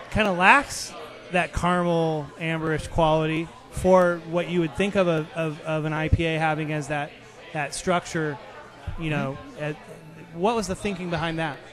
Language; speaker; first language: English; native; English